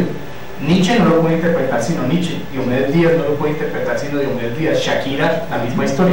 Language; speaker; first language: Spanish; native; Spanish